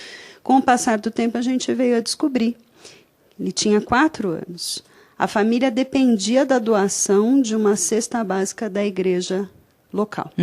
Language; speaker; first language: Portuguese; native; Portuguese